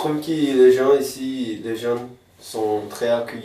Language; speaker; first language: French; non-native, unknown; Portuguese